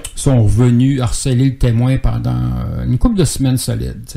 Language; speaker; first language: French; native; French